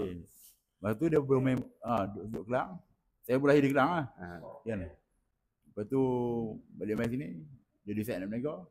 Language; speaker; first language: Malay; native; Malay